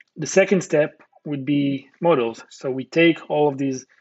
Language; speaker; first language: English; non-native, fluent; Hebrew